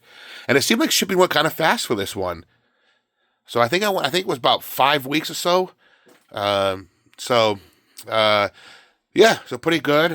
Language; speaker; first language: English; native; English